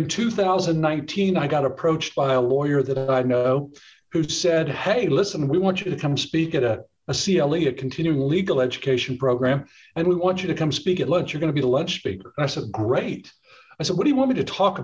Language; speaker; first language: English; native; English